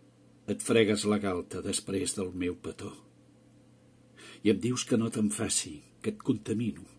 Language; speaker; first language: Catalan; native; Catalan